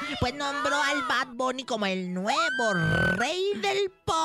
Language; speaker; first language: Spanish; native; Spanish